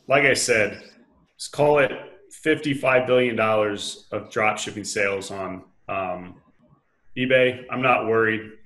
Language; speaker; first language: English; native; English